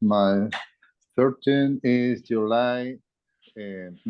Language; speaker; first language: English; non-native, learner; Spanish